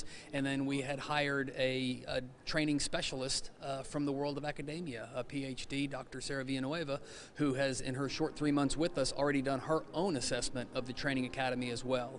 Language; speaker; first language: English; native; English